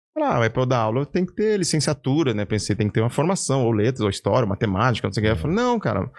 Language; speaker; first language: Portuguese; native; Portuguese